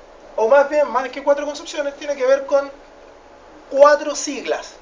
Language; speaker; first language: Spanish; native; Spanish